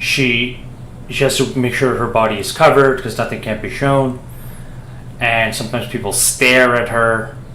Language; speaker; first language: English; early bilingual, other home language; Persian